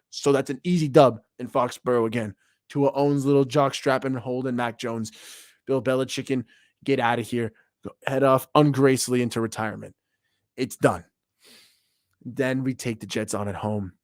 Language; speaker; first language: English; native; English